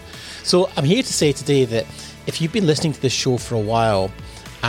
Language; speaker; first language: English; native; English